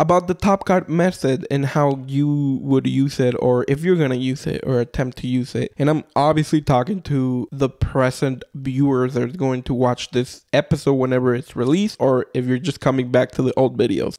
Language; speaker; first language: English; early bilingual, other home language; Spanish